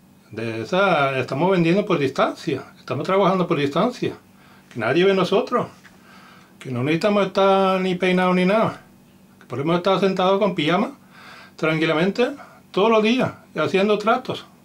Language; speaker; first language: Spanish; non-native, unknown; Finnish